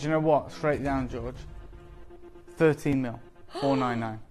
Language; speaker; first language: English; native; English